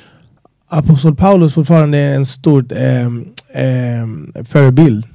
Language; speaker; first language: Swedish; non-native, fluent; Spanish